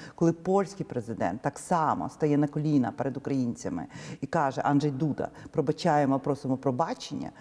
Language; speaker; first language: Ukrainian; native; Ukrainian